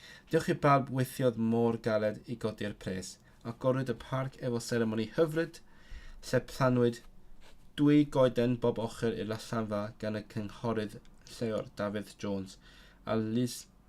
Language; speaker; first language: Welsh; non-native, learner; Cantonese